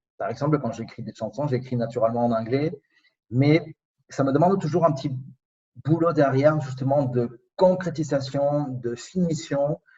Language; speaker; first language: French; non-native, fluent; Spanish